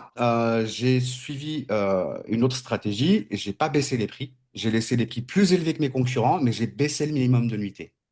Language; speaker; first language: French; native; French